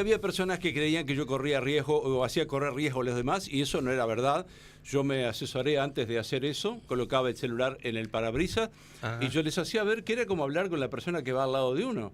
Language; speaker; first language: Spanish; native; Spanish